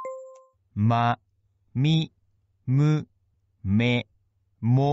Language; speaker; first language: Japanese; non-native, learner; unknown